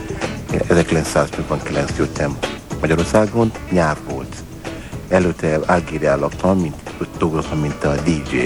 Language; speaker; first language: Hungarian; non-native, learner; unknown